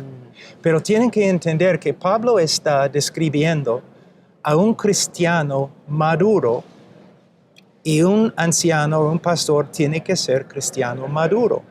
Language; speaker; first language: Spanish; non-native, fluent; English